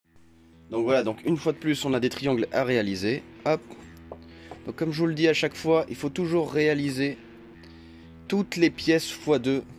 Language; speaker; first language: French; native; French